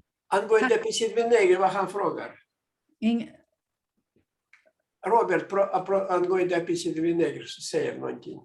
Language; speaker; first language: Swedish; non-native, fluent; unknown